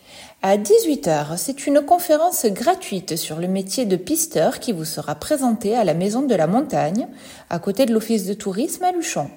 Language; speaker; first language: French; native; French